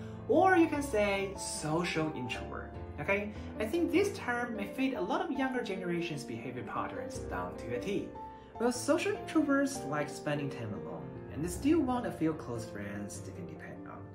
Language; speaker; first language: English; non-native, fluent; Chinese